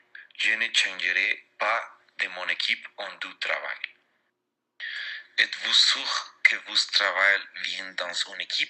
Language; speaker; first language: French; non-native, learner; Spanish